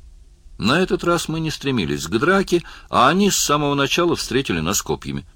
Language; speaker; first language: Russian; native; Russian